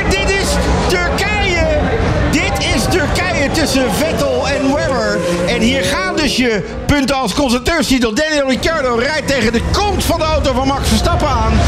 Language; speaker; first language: Dutch; native; Dutch